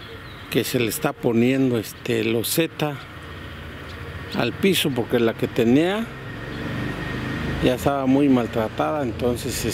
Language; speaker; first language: Spanish; native; Spanish